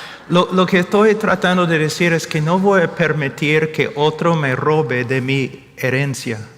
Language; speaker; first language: Spanish; non-native, fluent; English